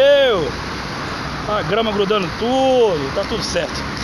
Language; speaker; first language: Portuguese; native; Portuguese